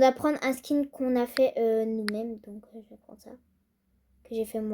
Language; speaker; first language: French; native; French